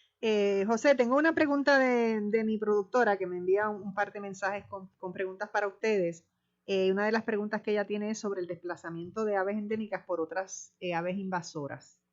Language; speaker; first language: Spanish; native; Spanish